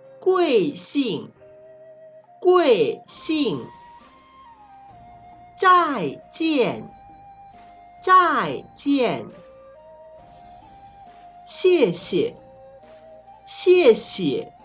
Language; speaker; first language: Chinese; non-native, fluent; Thai